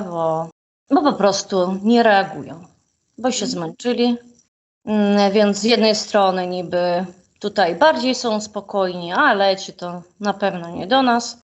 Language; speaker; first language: Polish; non-native, fluent; Ukrainian